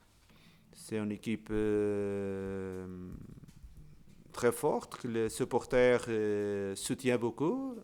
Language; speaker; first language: French; non-native, fluent; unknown